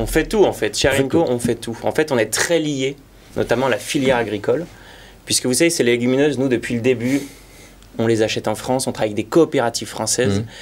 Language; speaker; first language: French; native; French